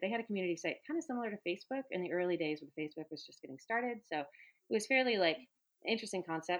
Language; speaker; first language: English; native; English